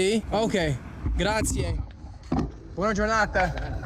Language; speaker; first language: Italian; non-native, learner; English